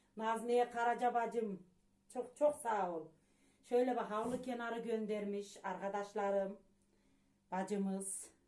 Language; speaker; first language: Turkish; native; Turkish